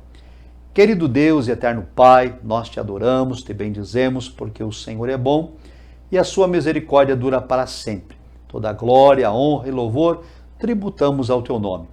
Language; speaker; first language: Portuguese; native; Portuguese